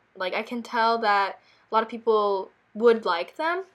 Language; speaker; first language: English; early bilingual, other home language; Korean